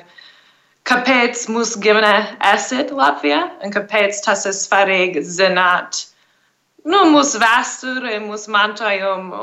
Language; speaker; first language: Latvian; early bilingual, heritage; English